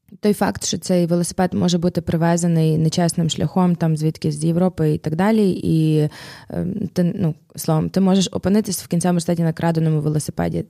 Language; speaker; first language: Ukrainian; native; Ukrainian